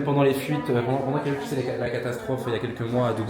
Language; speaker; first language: French; native; French